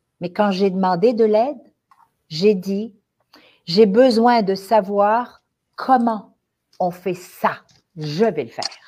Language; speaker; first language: French; non-native, local second language; Arabic